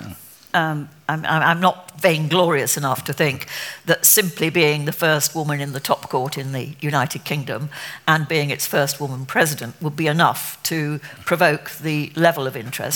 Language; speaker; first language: English; native; English